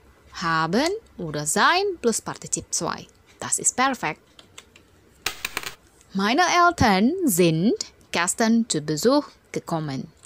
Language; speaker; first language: German; non-native, fluent; Indonesian